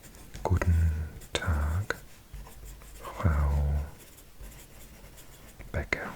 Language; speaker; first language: German; non-native, learner; English